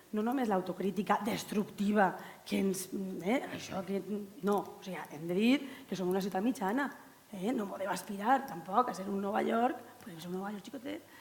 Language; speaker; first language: Catalan; native; Catalan